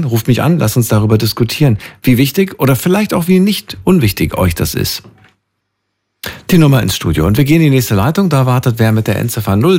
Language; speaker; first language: German; native; German